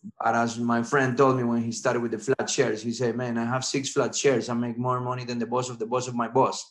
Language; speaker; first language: English; non-native, fluent; Spanish